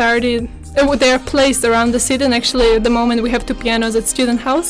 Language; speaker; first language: English; non-native, fluent; Slovak